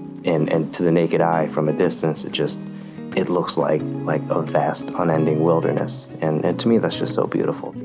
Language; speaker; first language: English; native; English